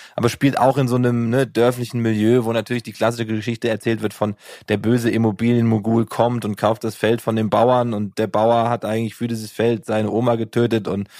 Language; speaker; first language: German; native; German